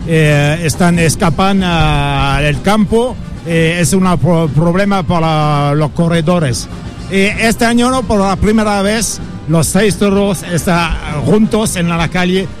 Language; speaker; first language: Spanish; non-native, learner; French